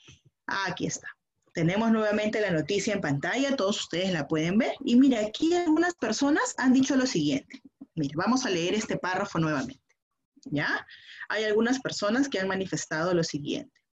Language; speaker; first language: Spanish; native; Spanish